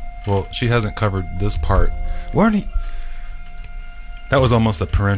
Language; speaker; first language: English; native; English